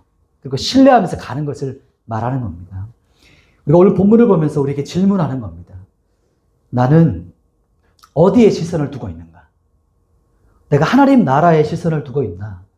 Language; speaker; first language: Korean; native; Korean